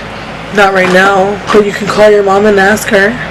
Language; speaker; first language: English; native; English